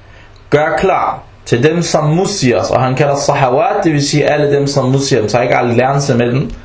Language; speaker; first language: Danish; early bilingual, other home language; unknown